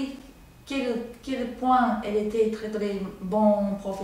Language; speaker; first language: French; non-native, learner; Japanese